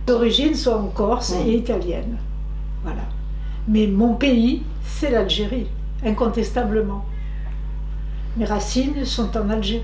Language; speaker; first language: French; native; French